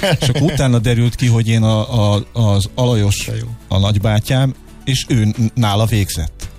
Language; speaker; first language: Hungarian; native; Hungarian